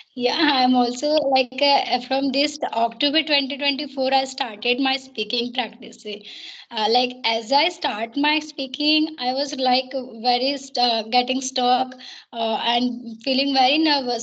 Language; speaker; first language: English; non-native, learner; Hindi